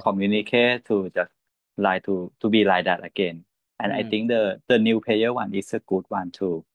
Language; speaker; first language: English; non-native, learner; Thai